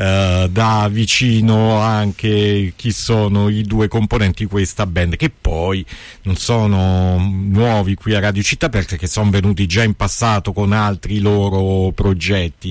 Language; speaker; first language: Italian; native; Italian